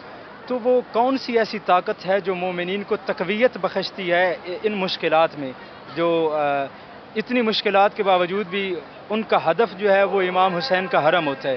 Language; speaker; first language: Urdu; native; Urdu